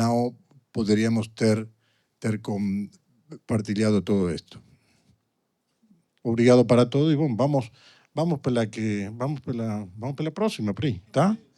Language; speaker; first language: Portuguese; non-native, fluent; Spanish